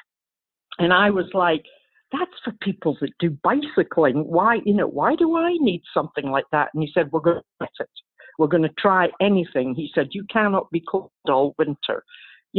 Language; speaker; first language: English; native; English